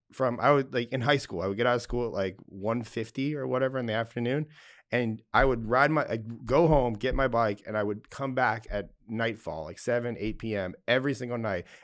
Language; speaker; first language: English; native; English